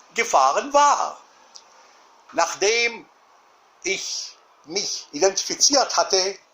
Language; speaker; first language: German; non-native, learner; Arabic